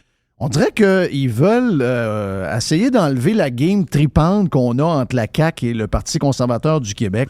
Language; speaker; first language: French; native; French